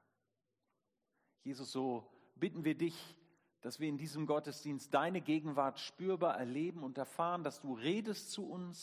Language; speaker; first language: German; native; German